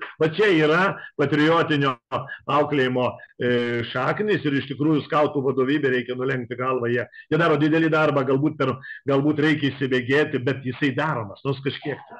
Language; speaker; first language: Lithuanian; native; Lithuanian